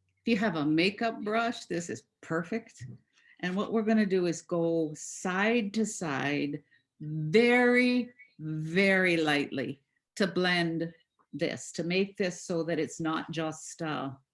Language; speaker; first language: English; native; English